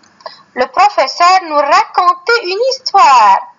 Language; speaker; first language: French; non-native, fluent; Arabic